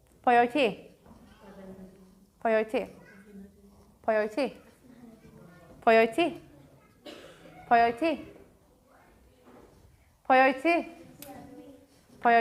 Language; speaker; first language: Welsh; non-native, local second language; Kurdish